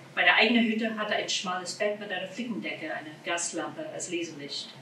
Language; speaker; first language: German; non-native, fluent; English